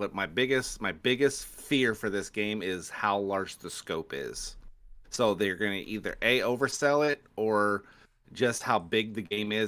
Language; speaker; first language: English; native; English